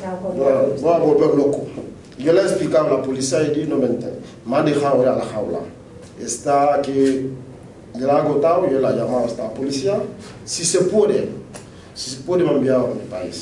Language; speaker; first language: Spanish; non-native, local second language; French